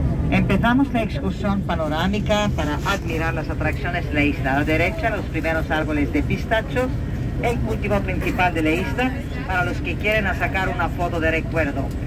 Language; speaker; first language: Spanish; non-native, fluent; Greek